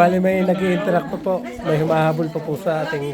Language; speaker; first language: Filipino; native; Filipino